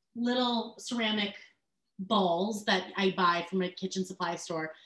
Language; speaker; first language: English; native; English